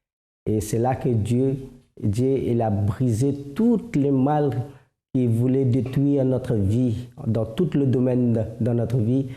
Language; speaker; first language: French; non-native, fluent; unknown